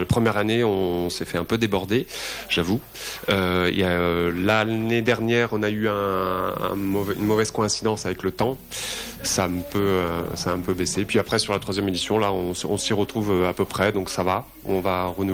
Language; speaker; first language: French; native; French